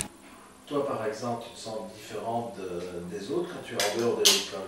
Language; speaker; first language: French; native; French